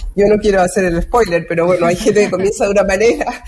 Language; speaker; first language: Spanish; native; Spanish